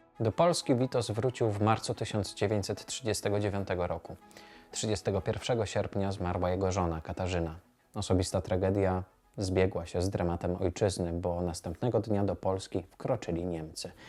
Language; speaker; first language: Polish; native; Polish